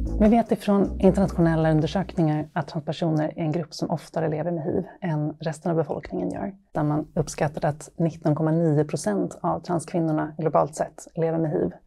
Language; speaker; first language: Swedish; native; Swedish